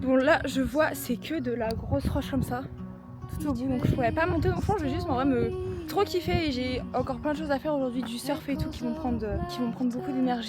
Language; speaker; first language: French; native; French